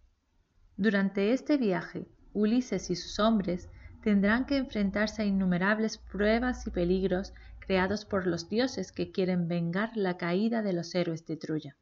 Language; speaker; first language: Spanish; native; Spanish